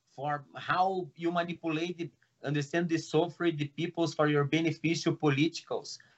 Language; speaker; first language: English; non-native, learner; Portuguese